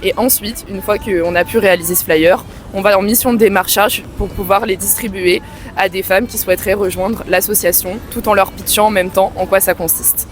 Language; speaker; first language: French; native; French